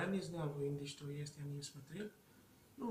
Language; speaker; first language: Russian; non-native, learner; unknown